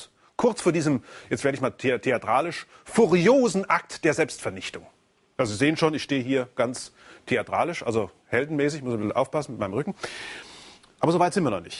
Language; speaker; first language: German; native; German